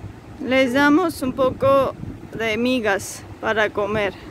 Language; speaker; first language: Spanish; non-native, fluent; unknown